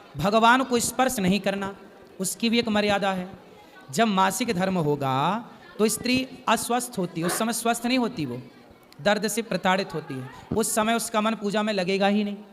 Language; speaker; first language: Hindi; native; Hindi